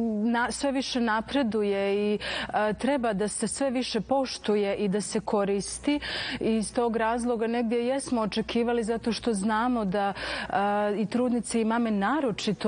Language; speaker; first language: Serbian; native; Serbian